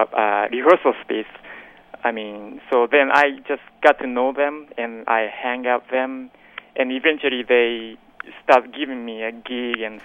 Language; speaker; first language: English; non-native, fluent; Japanese